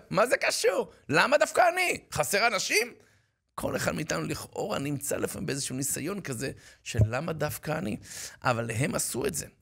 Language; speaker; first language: Hebrew; native; Hebrew